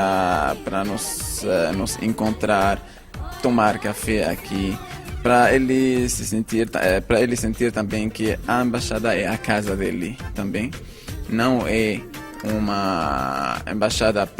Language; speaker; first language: Portuguese; non-native, fluent; Arabic